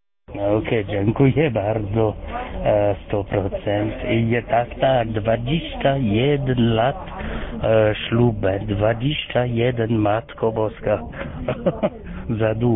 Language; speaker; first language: Polish; non-native, learner; French